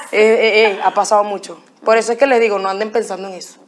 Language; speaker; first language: Spanish; native; Spanish